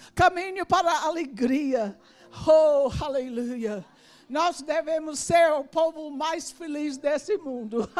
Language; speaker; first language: Portuguese; non-native, learner; English